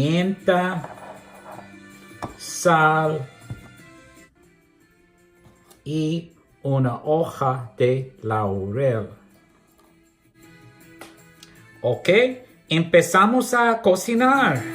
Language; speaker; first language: Spanish; non-native, learner; English